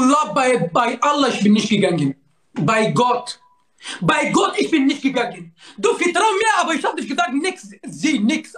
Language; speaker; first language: German; non-native, learner; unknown